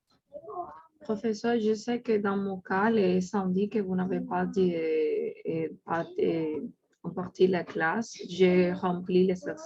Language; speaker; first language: French; non-native, learner; Spanish